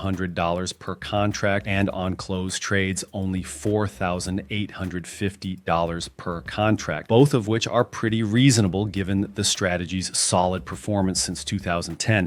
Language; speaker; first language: English; native; English